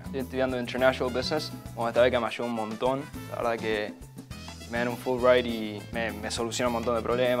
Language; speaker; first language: Spanish; native; Spanish